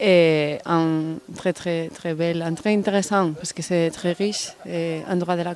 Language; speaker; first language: French; non-native, learner; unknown